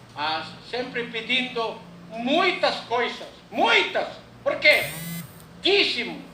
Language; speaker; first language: Portuguese; non-native, learner; Filipino